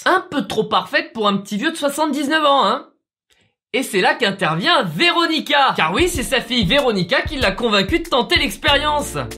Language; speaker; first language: French; native; French